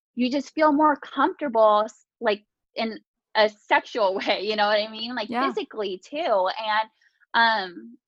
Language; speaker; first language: English; early bilingual, other home language; Japanese